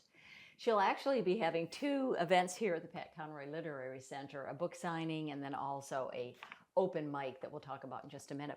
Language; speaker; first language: English; native; English